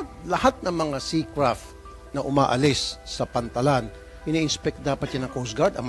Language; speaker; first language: Filipino; native; Filipino